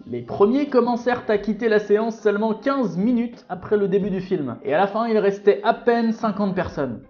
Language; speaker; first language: French; native; French